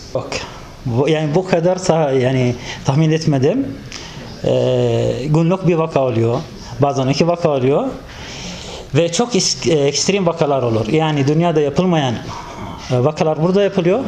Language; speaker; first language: Turkish; non-native, fluent; Arabic